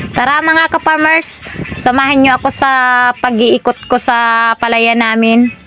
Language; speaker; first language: Filipino; non-native, local second language; Bikol